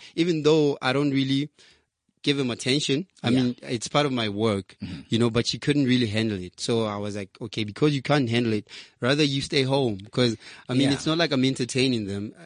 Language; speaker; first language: English; non-native, local second language; Southern Sotho